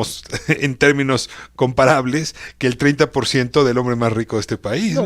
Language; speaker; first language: Spanish; native; Spanish